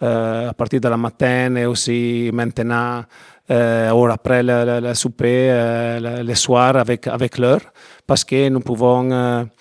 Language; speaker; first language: French; non-native, learner; Italian